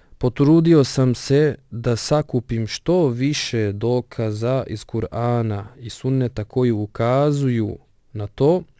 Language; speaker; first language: Bosnian; non-native, fluent; Arabic